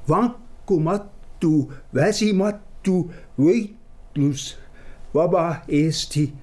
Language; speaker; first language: Estonian; early bilingual, heritage; Estonian